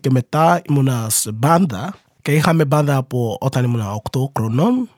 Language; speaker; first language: Greek; non-native, learner; Yoruba